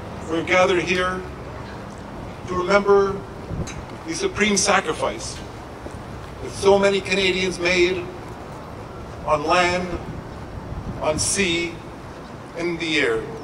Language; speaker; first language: English; native; English